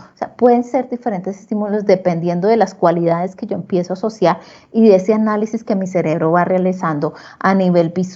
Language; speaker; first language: Spanish; native; Spanish